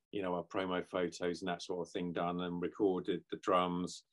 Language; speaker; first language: English; native; English